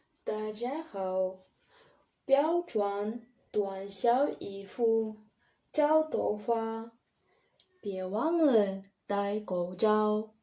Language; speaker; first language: Chinese; non-native, learner; Kyrgyz